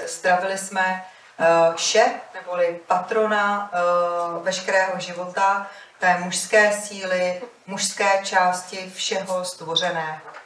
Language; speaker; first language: Czech; native; Czech